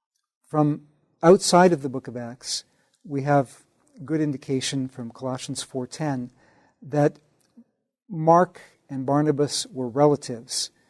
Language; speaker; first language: English; native; English